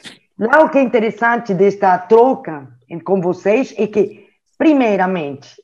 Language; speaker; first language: Portuguese; non-native, learner; French